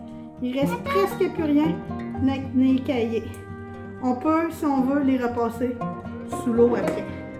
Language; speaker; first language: French; native; French